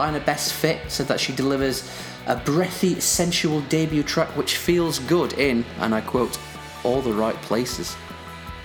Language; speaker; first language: English; native; English